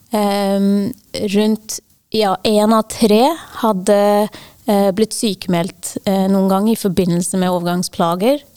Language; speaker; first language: Norwegian; non-native, fluent; English